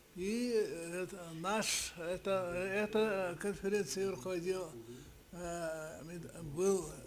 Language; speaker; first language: Russian; non-native, local second language; Yakut